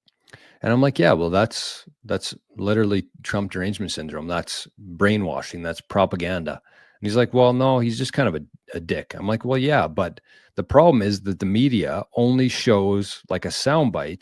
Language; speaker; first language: English; native; English